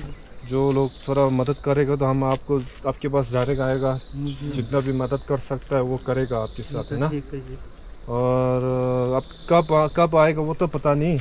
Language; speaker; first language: Hindi; non-native, local second language; Tibetan